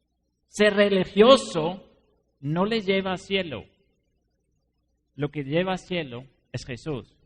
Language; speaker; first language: Spanish; non-native, fluent; Dutch